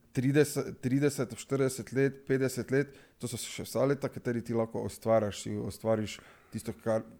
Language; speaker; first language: Slovenian; non-native, local second language; Serbian